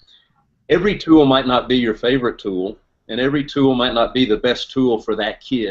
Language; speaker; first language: English; native; English